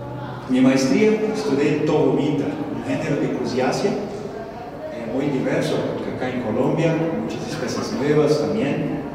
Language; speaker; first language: Spanish; non-native, learner; Portuguese